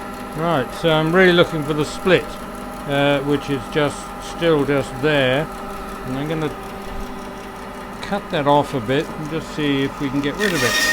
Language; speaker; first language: English; native; English